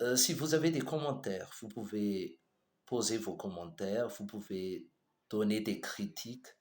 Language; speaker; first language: French; non-native, local second language; Malagasy